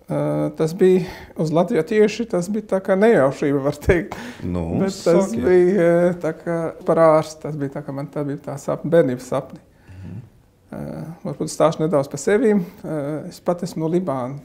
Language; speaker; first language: Latvian; non-native, fluent; Arabic